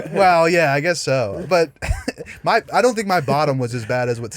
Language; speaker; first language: English; native; English